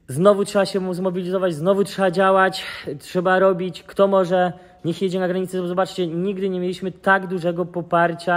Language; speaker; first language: Polish; native; Polish